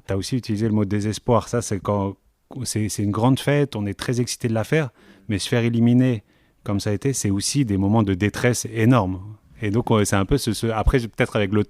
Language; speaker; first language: French; native; French